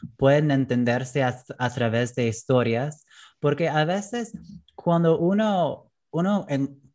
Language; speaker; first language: Spanish; non-native, fluent; English